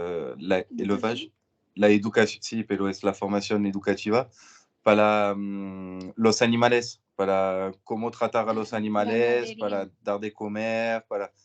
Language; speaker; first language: Spanish; non-native, learner; French